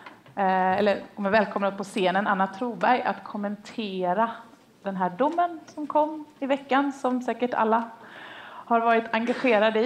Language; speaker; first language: Swedish; native; Swedish